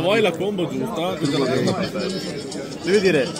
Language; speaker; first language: Italian; native; Italian